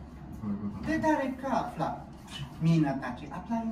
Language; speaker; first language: Japanese; non-native, learner; Filipino